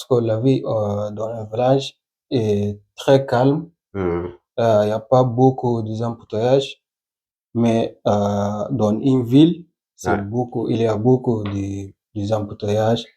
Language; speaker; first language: French; non-native, learner; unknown